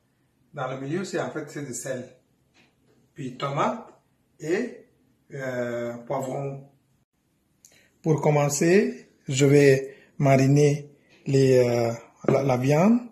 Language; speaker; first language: French; non-native, fluent; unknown